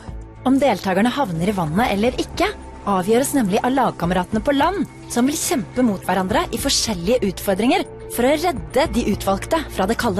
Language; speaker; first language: Norwegian; native; Norwegian